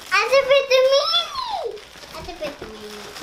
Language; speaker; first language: Romanian; early bilingual, heritage; Romanian